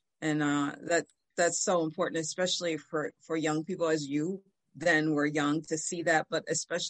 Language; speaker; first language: English; native; English